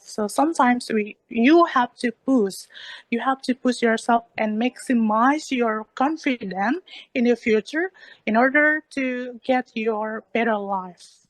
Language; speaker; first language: English; non-native, learner; Indonesian